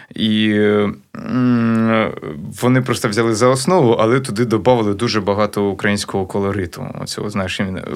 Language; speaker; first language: Ukrainian; native; Ukrainian